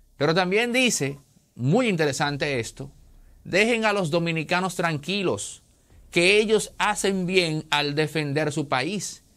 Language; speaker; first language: Spanish; native; Spanish